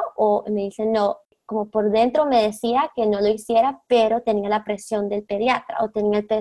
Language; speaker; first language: Spanish; native; Spanish